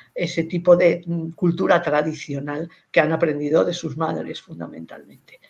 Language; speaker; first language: Spanish; native; Spanish